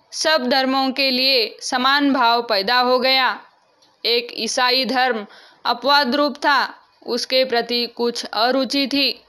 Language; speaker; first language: Hindi; non-native, local second language; Marathi